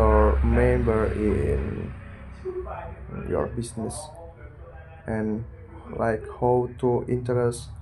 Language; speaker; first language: English; non-native, learner; Indonesian